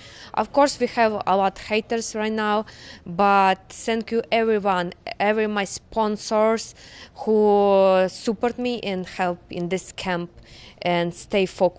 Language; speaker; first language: English; non-native, learner; Ukrainian